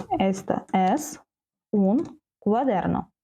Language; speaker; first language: Spanish; non-native, fluent; Ukrainian